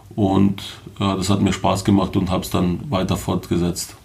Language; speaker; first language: German; early bilingual, other home language; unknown